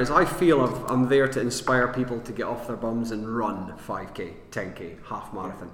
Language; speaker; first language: English; native; English